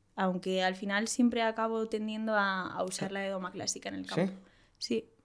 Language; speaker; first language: Spanish; native; Spanish